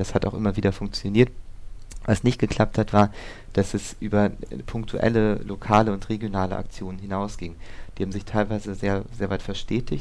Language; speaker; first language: German; native; German